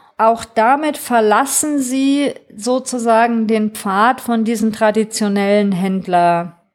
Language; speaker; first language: German; non-native, fluent; Greek